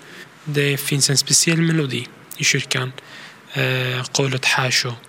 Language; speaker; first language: Swedish; early bilingual, other home language; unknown